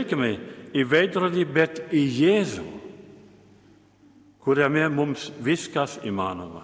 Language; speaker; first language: Lithuanian; native; Lithuanian